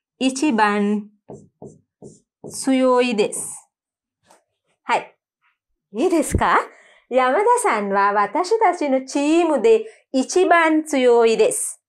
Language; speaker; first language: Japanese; non-native, learner; Sinhala